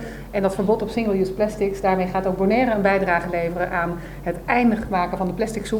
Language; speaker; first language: Dutch; native; Dutch